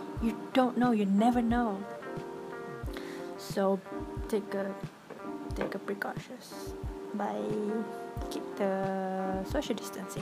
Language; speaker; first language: English; non-native, local second language; Malay